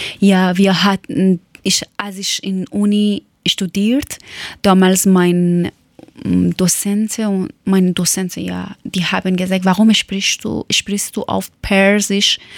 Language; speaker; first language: German; non-native, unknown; Persian